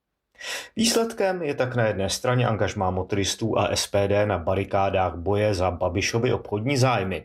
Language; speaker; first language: Czech; native; Czech